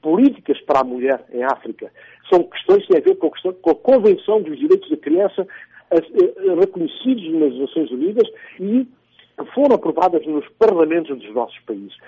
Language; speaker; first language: Portuguese; non-native, local second language; Upper Guinea Crioulo